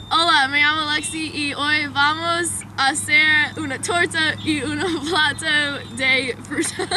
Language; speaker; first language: Spanish; non-native, learner; English